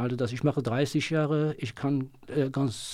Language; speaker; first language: German; non-native, learner; Kurdish